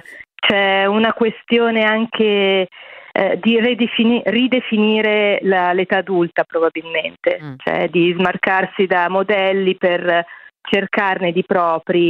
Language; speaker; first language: Italian; native; Italian